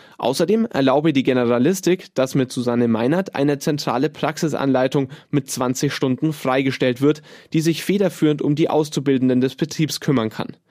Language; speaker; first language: German; native; German